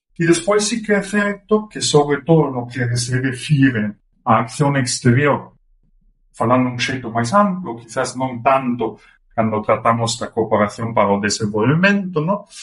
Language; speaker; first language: Galician; non-native, fluent; German